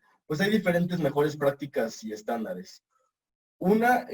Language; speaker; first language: Spanish; native; Spanish